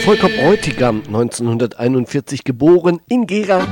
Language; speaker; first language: German; native; German